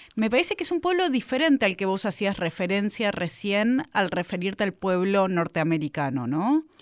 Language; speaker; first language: Spanish; native; Spanish